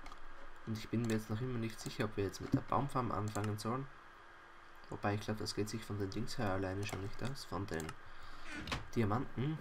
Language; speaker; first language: German; native; German